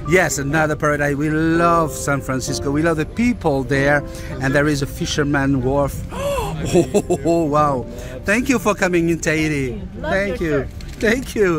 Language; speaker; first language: English; non-native, fluent; French